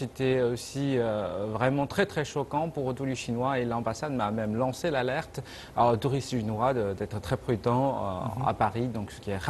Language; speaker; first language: French; non-native, fluent; Chinese